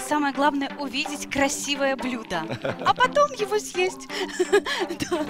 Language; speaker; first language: Russian; native; Russian